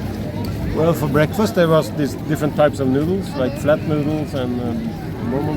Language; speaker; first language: English; non-native, fluent; Norwegian